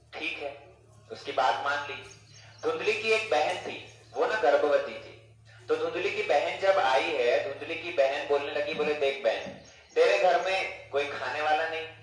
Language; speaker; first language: Hindi; non-native, fluent; English